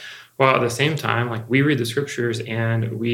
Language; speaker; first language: English; native; English